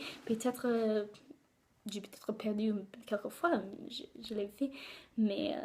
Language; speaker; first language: French; non-native, learner; English